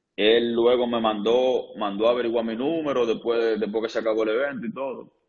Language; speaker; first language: Spanish; native; Spanish